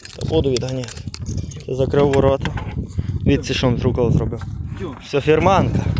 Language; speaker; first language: Ukrainian; native; Ukrainian